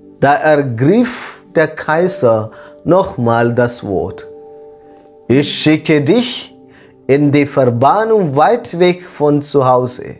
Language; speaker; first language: German; non-native, fluent; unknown